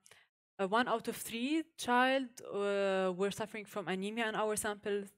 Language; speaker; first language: English; non-native, fluent; Arabic